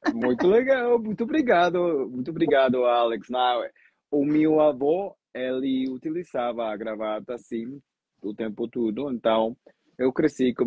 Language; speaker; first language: Portuguese; non-native, fluent; Spanish